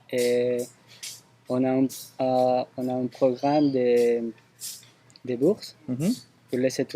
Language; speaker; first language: French; non-native, fluent; Spanish